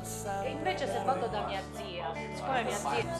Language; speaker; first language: Italian; native; Italian